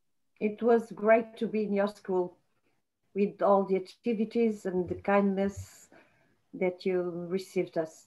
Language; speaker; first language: English; non-native, fluent; Portuguese